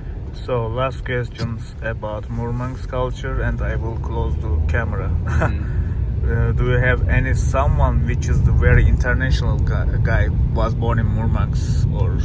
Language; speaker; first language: English; non-native, learner; Turkish